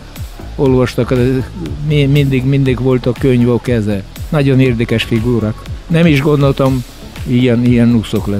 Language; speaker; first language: Hungarian; non-native, learner; Russian